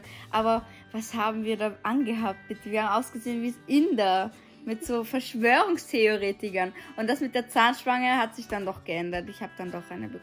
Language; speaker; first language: German; native; German